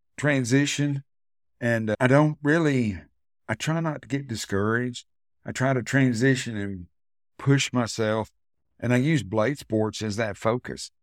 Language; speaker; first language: English; native; English